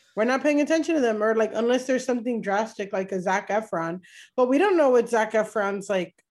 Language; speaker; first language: English; native; English